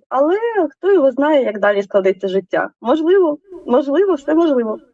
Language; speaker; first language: Ukrainian; native; Ukrainian